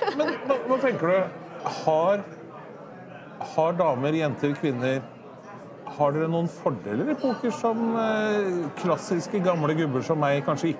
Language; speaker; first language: Norwegian; native; Norwegian